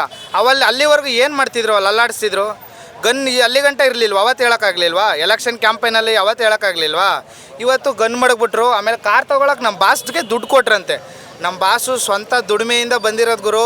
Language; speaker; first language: Kannada; native; Kannada